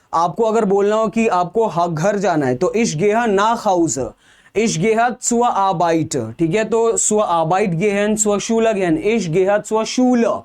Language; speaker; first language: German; non-native, fluent; Hindi